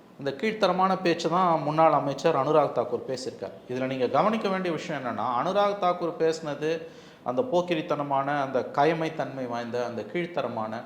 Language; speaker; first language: Tamil; native; Tamil